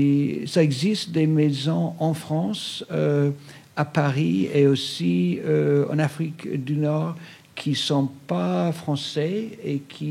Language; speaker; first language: French; non-native, fluent; English